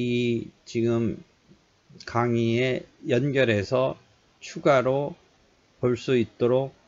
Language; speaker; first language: Korean; native; Korean